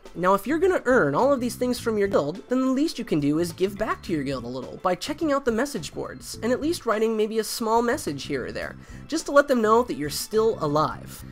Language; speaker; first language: English; native; English